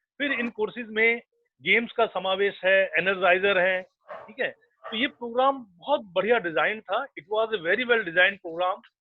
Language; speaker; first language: Hindi; native; Hindi